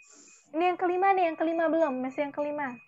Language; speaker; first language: Indonesian; native; Indonesian